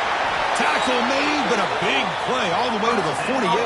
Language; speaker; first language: English; native; English